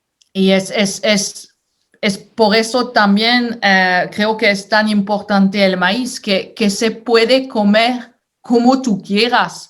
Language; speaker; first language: Spanish; non-native, fluent; French